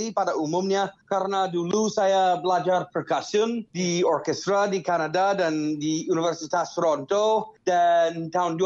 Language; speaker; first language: Indonesian; non-native, fluent; English